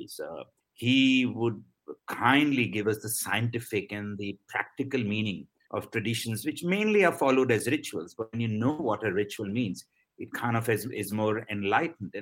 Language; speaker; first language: English; non-native, local second language; Hindi